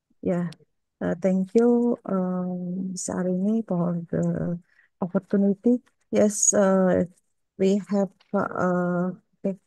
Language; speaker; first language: English; non-native, learner; Indonesian